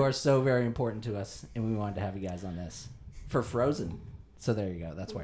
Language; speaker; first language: English; native; English